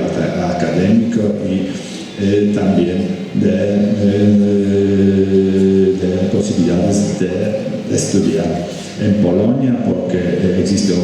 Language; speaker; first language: Spanish; non-native, fluent; Polish